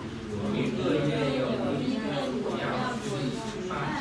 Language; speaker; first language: Chinese; non-native, learner; Vietnamese